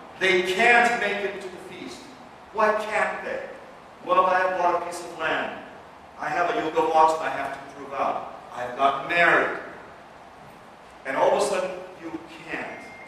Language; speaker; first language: English; early bilingual, other home language; Russian